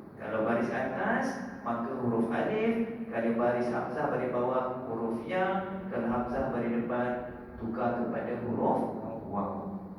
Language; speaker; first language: Malay; native; Malay